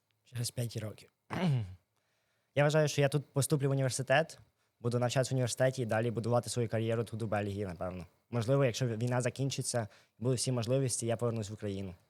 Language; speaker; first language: Ukrainian; native; Ukrainian